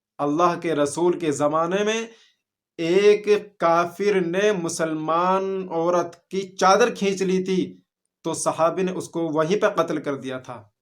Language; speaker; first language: Urdu; native; Urdu